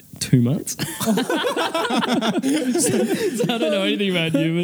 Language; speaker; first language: English; native; English